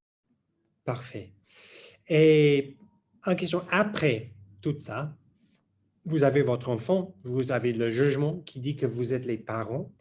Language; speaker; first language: French; non-native, learner; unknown